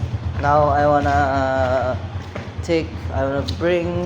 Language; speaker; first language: English; non-native, learner; Indonesian